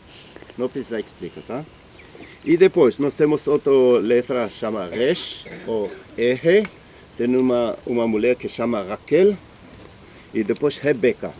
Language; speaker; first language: Portuguese; non-native, learner; Hebrew